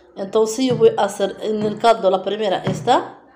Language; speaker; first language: Spanish; non-native, learner; Arabic